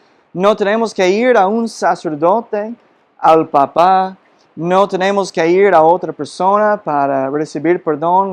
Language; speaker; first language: Spanish; non-native, fluent; English